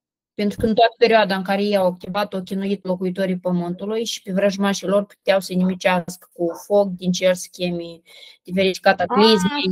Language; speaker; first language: Romanian; native; Romanian